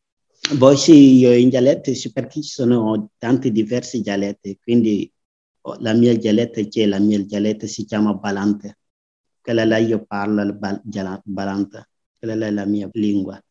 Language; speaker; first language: Italian; non-native, learner; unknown